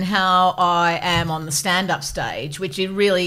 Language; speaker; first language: English; native; English